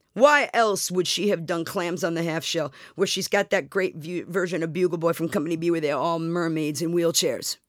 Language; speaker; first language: English; native; English